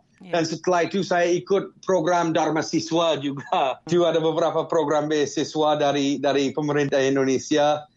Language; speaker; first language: Indonesian; non-native, fluent; English